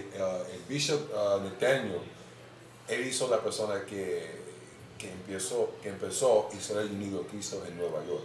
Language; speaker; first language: Spanish; non-native, fluent; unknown